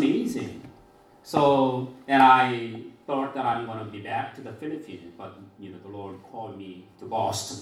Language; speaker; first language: English; non-native, fluent; Korean